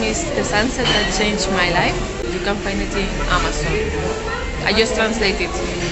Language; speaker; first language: English; non-native, fluent; Spanish